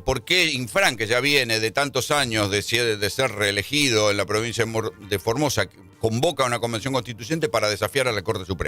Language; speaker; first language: Spanish; native; Spanish